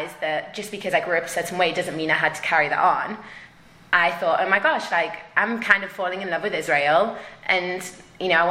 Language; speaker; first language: English; native; English